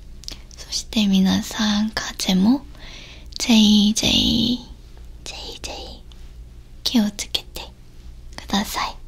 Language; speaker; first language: Japanese; non-native, learner; Korean